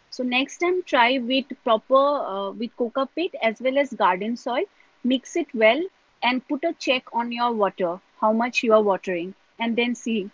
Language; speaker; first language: English; non-native, local second language; Assamese